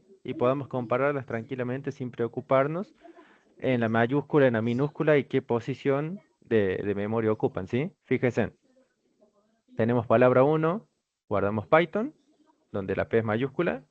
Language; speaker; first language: Spanish; native; Spanish